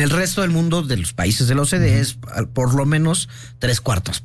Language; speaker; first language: Spanish; native; Spanish